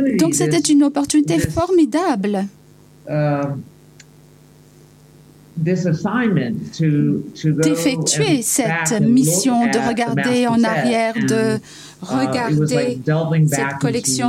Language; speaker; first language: French; non-native, learner; English